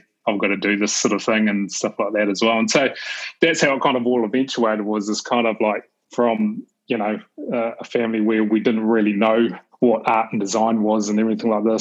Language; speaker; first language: English; native; English